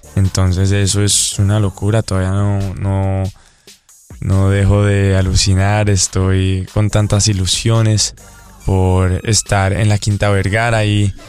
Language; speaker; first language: Spanish; native; Spanish